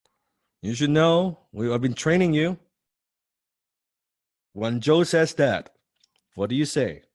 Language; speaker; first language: English; non-native, fluent; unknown